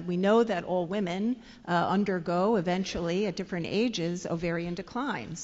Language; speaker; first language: English; native; English